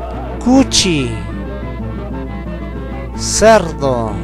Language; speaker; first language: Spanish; non-native, local second language; Quechua